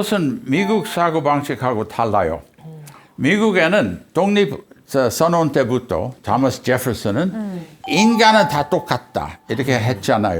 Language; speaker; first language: Korean; non-native, fluent; English